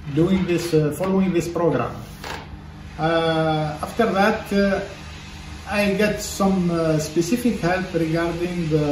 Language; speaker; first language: English; non-native, fluent; French